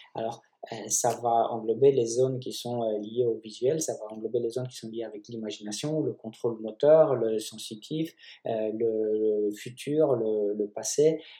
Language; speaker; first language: French; non-native, fluent; Polish